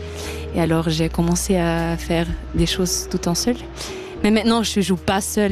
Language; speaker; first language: French; non-native, learner; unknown